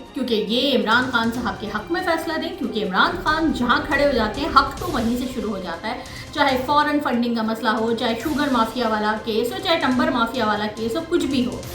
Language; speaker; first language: Urdu; native; Urdu